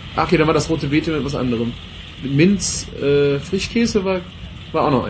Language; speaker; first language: German; native; German